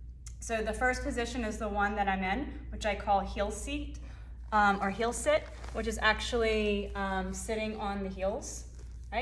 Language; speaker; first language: English; native; English